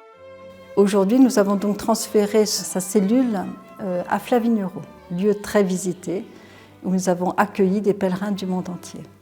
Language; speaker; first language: French; native; French